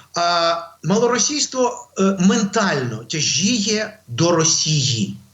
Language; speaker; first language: Ukrainian; non-native, local second language; Russian